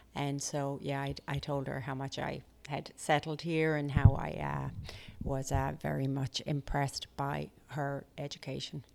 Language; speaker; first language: English; native; English